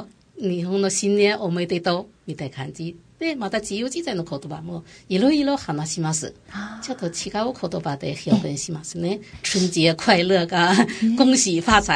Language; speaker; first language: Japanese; non-native, local second language; Chinese